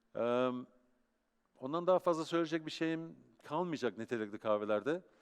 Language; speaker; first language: Turkish; early bilingual, heritage; Turkish